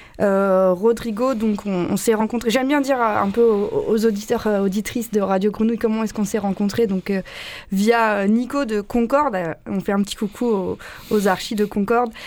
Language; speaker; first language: French; native; French